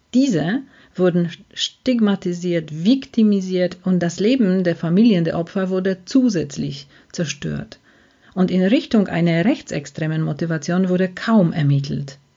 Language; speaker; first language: German; non-native, fluent; Polish